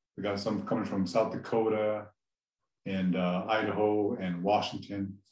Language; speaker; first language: English; native; English